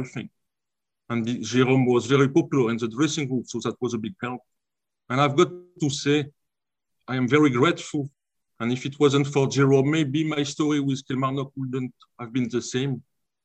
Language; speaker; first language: English; non-native, fluent; French